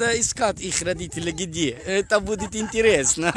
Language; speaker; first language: Russian; non-native, learner; Arabic